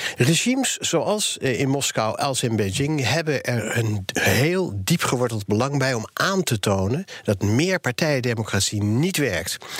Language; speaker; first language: Dutch; native; Dutch